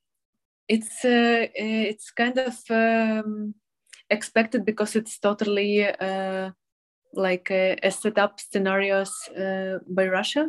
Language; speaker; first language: English; non-native, fluent; Ukrainian